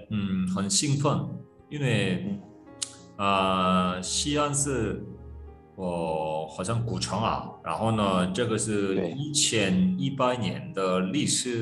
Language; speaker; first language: Chinese; non-native, fluent; Korean